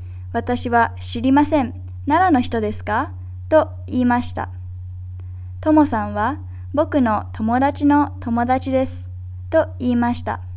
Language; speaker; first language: Japanese; non-native, learner; English